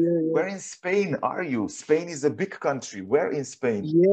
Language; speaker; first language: English; non-native, fluent; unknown